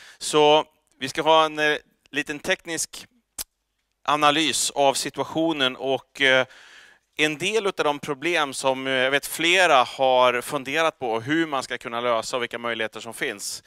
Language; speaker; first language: Swedish; native; Swedish